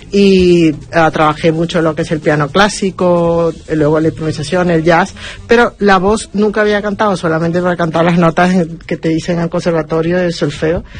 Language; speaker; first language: Spanish; native; Spanish